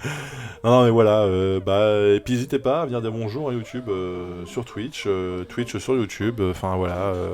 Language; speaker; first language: French; native; French